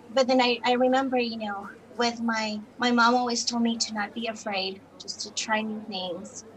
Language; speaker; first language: English; non-native, fluent; Spanish